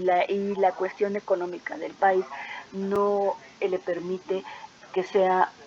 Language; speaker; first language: Spanish; native; Spanish